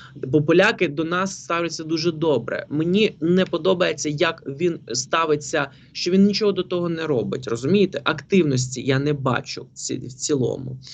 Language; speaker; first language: Ukrainian; native; Ukrainian